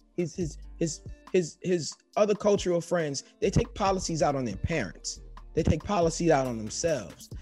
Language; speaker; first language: English; native; English